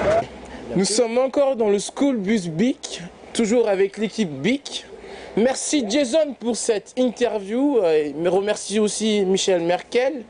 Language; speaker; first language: French; native; French